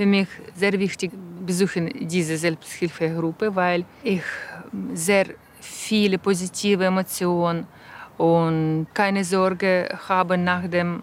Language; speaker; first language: German; non-native, learner; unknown